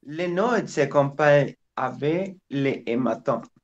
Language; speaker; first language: French; non-native, learner; Spanish